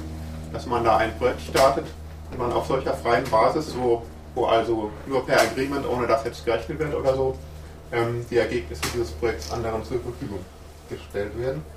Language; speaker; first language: German; native; German